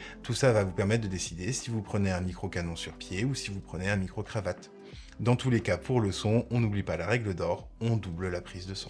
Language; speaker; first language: French; native; French